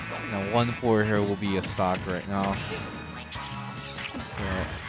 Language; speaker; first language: English; non-native, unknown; Japanese